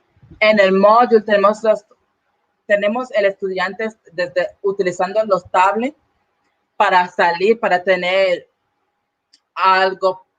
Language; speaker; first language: Spanish; non-native, learner; English